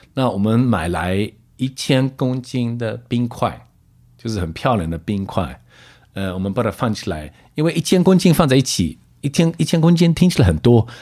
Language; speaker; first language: Chinese; early bilingual, other home language; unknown